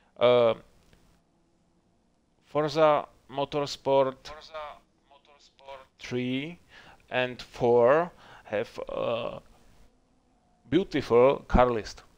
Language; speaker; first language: English; non-native, learner; Czech